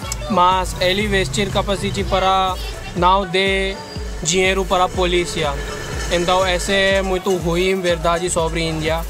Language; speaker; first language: Portuguese; non-native, learner; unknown